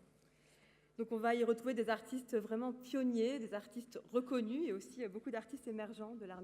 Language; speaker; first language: French; native; French